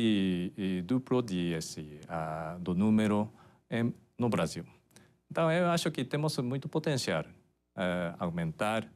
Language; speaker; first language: Portuguese; non-native, fluent; Japanese